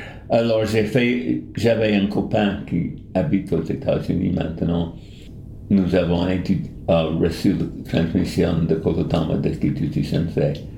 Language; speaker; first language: French; non-native, fluent; English